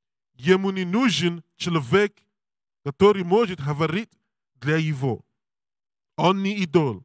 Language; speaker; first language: Russian; non-native, learner; English